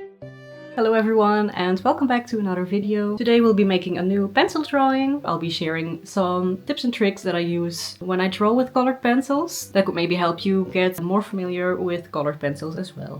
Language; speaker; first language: English; non-native, fluent; Dutch